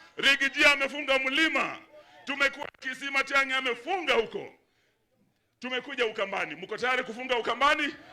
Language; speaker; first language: Swahili; non-native, local second language; Luyia